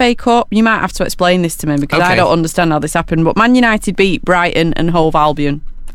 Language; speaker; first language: English; native; English